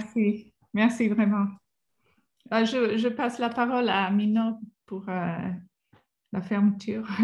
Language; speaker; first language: French; non-native, fluent; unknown